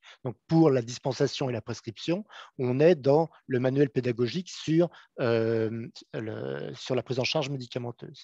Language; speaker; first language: French; native; French